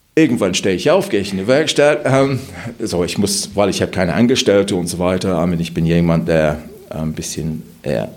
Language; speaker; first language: German; non-native, fluent; English